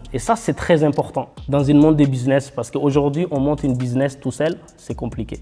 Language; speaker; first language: French; non-native, local second language; Malagasy